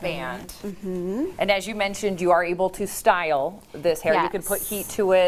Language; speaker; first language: English; native; English